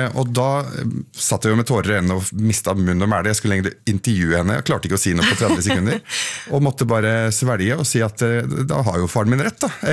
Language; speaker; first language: Norwegian; early bilingual, other home language; Arabic